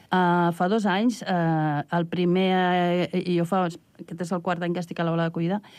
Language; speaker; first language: Catalan; native; Catalan